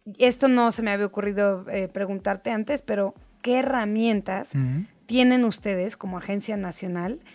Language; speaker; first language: Spanish; native; Spanish